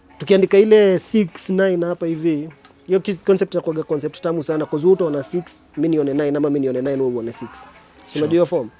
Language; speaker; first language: Swahili; native; Swahili